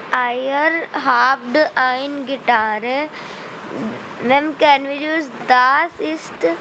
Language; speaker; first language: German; non-native, learner; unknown